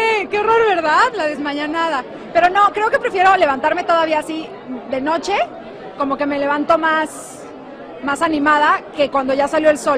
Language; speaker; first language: Spanish; native; Spanish